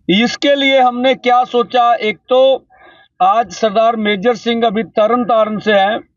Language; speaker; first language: Hindi; non-native, local second language; Punjabi